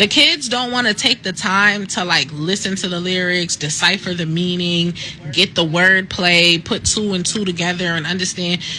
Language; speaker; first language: English; native; English